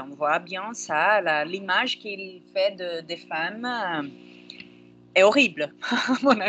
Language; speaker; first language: French; non-native, fluent; Portuguese